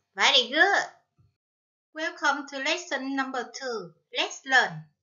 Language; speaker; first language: English; non-native, fluent; Vietnamese